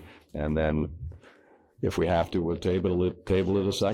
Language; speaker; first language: English; native; English